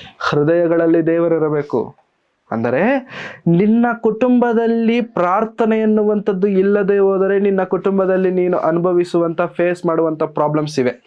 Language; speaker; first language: Kannada; non-native, local second language; Telugu